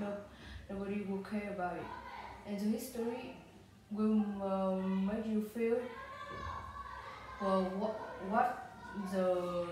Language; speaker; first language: English; non-native, learner; Vietnamese